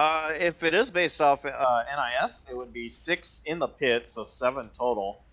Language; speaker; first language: English; native; English